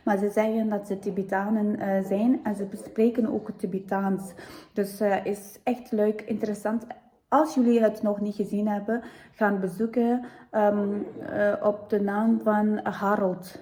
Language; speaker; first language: Dutch; non-native, fluent; Tibetan